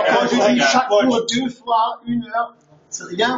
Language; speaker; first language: French; non-native, fluent; German